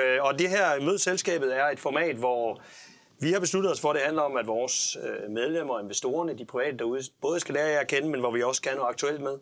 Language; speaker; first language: Danish; native; Danish